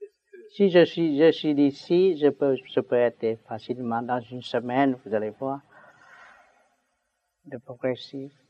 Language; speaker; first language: French; non-native, learner; Vietnamese